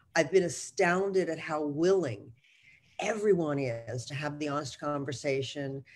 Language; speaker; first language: English; native; English